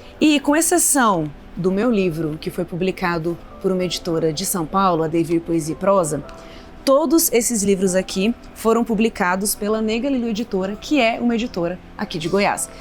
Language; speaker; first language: Portuguese; native; Portuguese